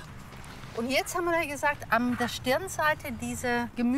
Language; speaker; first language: German; native; German